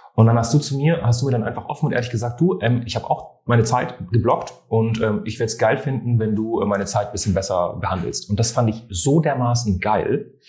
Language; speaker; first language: German; non-native, fluent; French